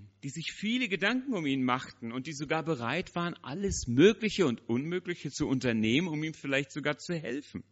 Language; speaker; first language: German; native; German